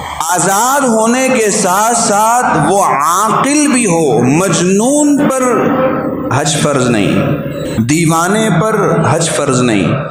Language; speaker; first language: Urdu; native; Urdu